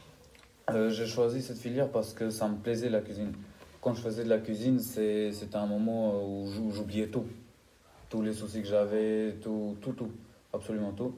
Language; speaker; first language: French; non-native, fluent; Albanian